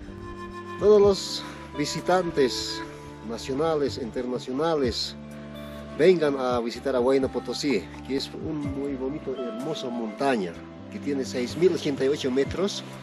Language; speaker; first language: Spanish; non-native, local second language; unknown